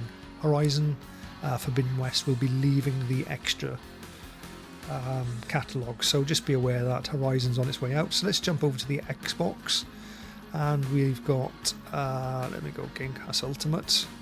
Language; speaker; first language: English; native; English